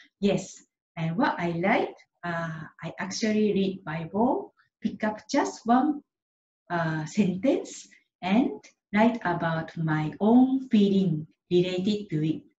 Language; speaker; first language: English; non-native, fluent; Japanese